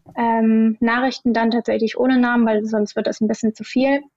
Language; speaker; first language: German; native; German